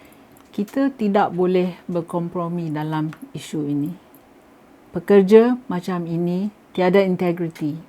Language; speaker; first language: Malay; native; Malay